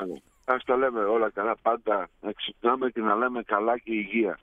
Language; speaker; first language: Greek; early bilingual, heritage; Greek